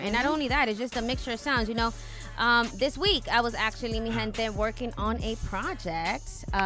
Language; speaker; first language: English; early bilingual, other home language; Spanish